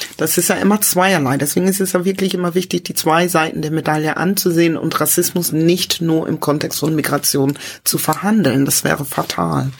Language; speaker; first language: German; early bilingual, other home language; English